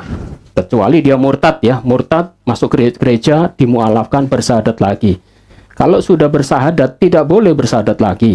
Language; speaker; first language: Indonesian; native; Indonesian